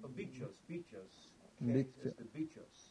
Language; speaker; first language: Spanish; non-native, fluent; English